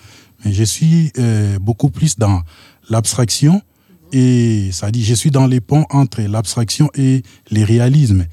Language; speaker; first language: French; non-native, local second language; Lingala